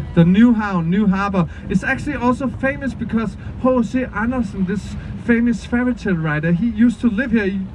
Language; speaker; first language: English; non-native, fluent; Danish